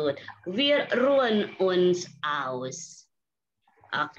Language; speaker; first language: German; non-native, fluent; Indonesian